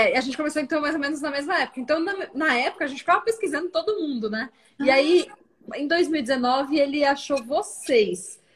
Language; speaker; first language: Portuguese; native; Portuguese